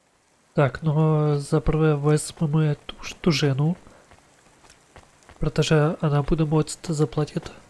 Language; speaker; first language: Czech; non-native, learner; Ukrainian